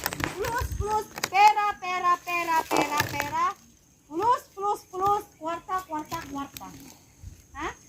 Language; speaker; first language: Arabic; non-native, learner; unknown